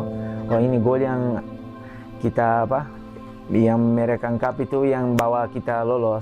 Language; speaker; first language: Indonesian; non-native, fluent; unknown